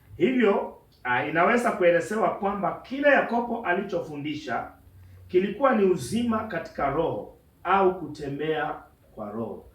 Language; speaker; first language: Swahili; non-native, local second language; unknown